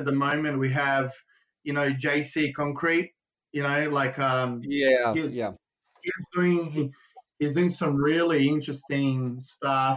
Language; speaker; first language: English; non-native, fluent; Portuguese